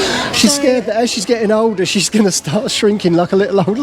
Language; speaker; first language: English; native; English